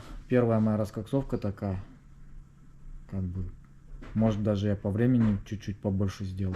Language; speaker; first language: Russian; native; Russian